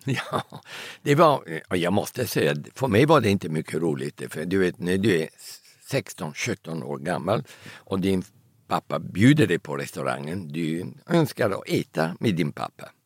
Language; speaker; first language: Swedish; early bilingual, heritage; Italian